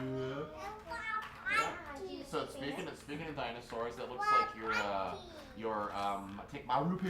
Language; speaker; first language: English; native; English